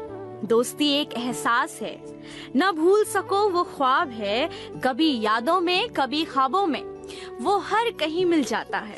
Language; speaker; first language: Hindi; native; Hindi